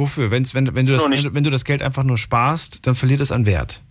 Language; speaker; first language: German; native; German